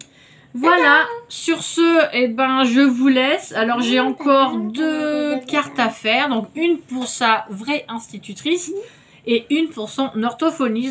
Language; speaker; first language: French; native; French